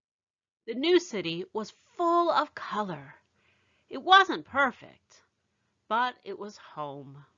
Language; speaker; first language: English; native; English